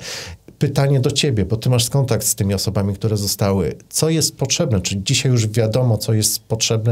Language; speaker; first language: Polish; native; Polish